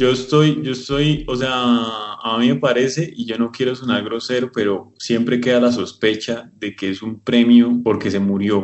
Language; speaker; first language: Spanish; native; Spanish